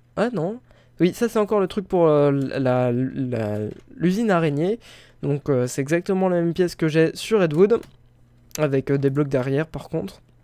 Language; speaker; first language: French; native; French